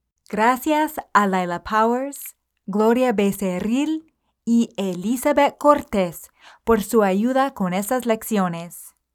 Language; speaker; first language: Spanish; non-native, fluent; English